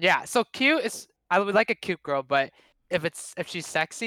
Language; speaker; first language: English; non-native, fluent; Cantonese